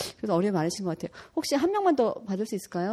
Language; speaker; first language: Korean; native; Korean